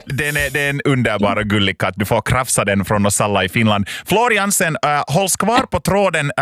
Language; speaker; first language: Swedish; native; Swedish